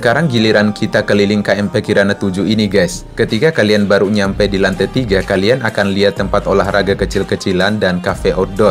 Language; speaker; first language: Indonesian; native; Indonesian